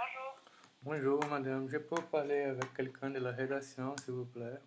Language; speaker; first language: French; non-native, fluent; Portuguese